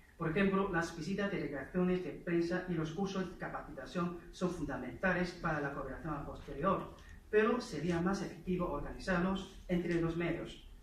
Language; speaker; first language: Spanish; non-native, fluent; Chinese